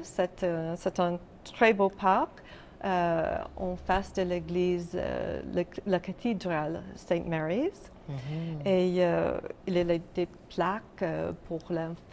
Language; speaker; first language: French; non-native, local second language; English